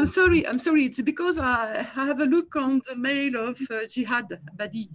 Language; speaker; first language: English; non-native, learner; French